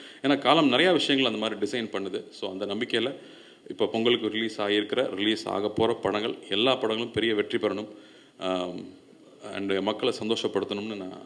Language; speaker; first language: Tamil; native; Tamil